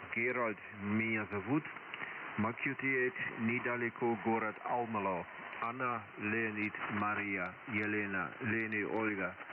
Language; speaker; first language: Russian; non-native, learner; Dutch